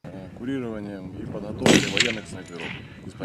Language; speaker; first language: Russian; native; Russian